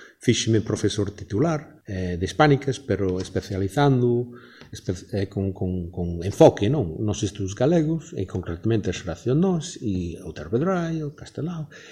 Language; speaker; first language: Galician; non-native, fluent; English